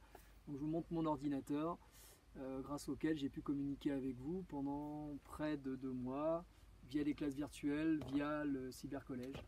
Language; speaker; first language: French; native; French